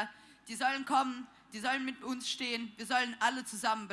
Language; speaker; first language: German; non-native, fluent; Ukrainian